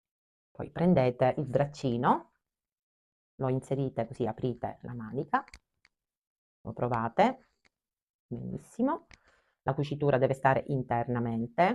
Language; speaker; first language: Italian; native; Italian